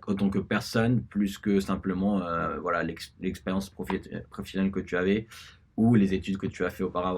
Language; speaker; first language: French; early bilingual, other home language; Spanish